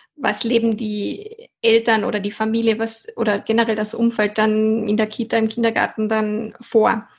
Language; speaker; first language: German; native; German